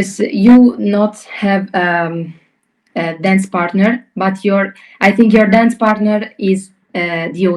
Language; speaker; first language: English; non-native, learner; Italian